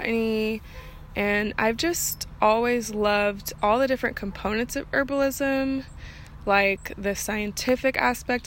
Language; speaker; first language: English; native; English